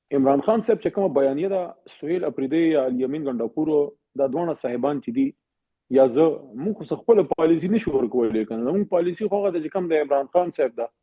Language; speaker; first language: Pashto; native; Pashto